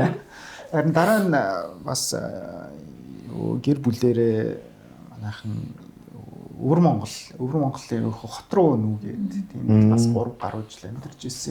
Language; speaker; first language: Mongolian; non-native, fluent; Japanese